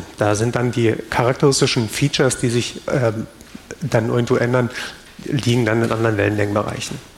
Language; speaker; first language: German; native; German